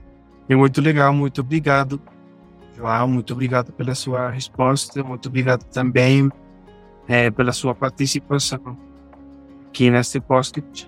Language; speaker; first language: Portuguese; non-native, fluent; Spanish